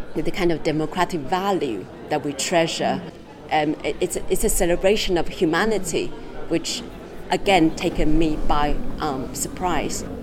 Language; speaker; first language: English; non-native, fluent; Chinese